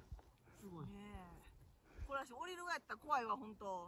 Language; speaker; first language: Japanese; native; Japanese